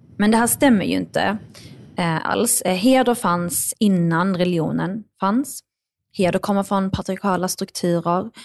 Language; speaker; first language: Swedish; early bilingual, other home language; Arabic